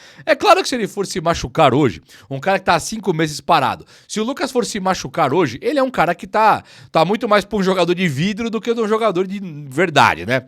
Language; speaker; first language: Portuguese; native; Portuguese